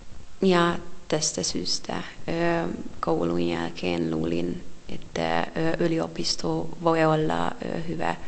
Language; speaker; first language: Finnish; non-native, learner; Hungarian